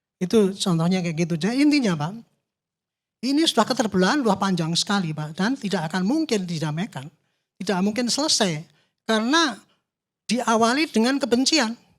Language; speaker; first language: Indonesian; native; Indonesian